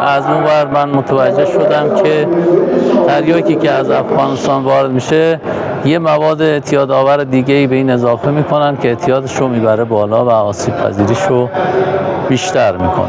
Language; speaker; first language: Persian; native; Persian